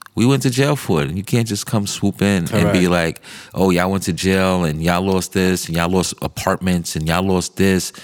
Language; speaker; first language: English; native; English